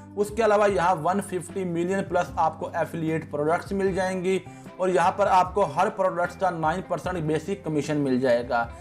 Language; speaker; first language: Urdu; non-native, local second language; Punjabi